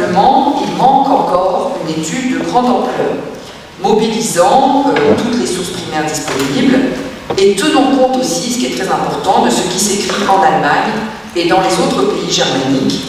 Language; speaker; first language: French; native; French